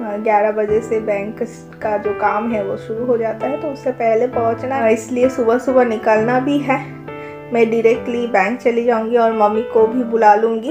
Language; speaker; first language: Hindi; non-native, local second language; Bangla